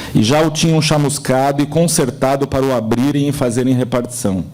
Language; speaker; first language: Portuguese; native; Portuguese